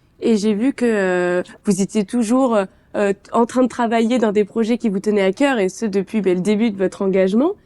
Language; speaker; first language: French; native; French